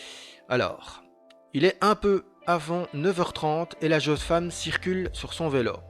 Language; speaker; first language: French; native; French